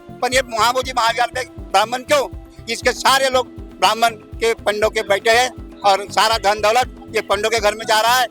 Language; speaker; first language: Hindi; native; Hindi